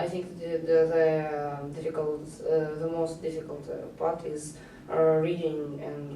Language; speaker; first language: English; non-native, learner; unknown